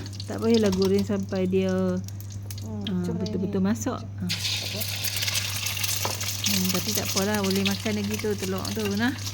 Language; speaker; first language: Malay; native; Malay